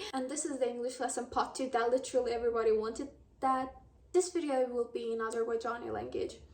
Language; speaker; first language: English; non-native, fluent; Azerbaijani